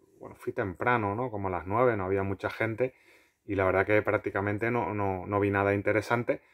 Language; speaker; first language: Spanish; native; Spanish